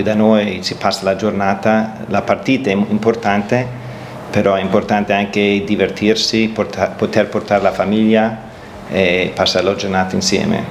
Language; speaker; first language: Italian; non-native, fluent; English